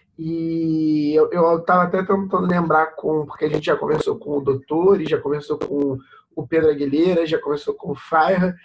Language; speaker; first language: Portuguese; native; Portuguese